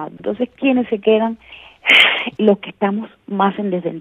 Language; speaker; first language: Spanish; native; Spanish